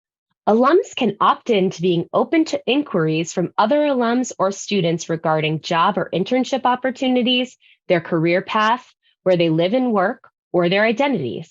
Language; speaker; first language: English; native; English